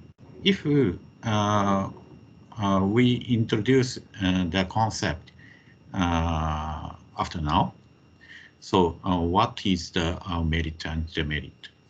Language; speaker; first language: English; non-native, fluent; Japanese